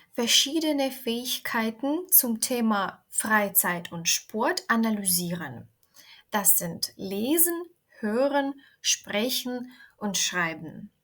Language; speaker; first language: German; non-native, fluent; Ukrainian